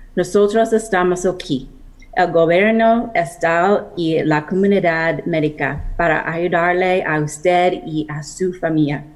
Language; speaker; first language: Spanish; non-native, fluent; English